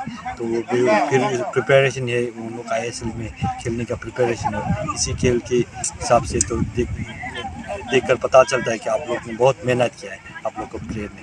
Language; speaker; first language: Hindi; non-native, fluent; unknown